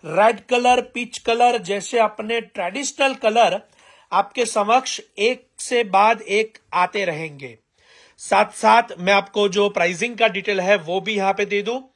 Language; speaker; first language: Hindi; non-native, local second language; Gujarati